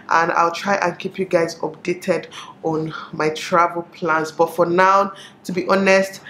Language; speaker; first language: English; non-native, local second language; Igbo